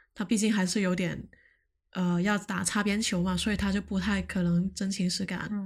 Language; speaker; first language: Chinese; non-native, local second language; Cantonese